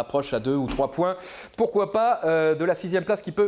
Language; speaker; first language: French; native; French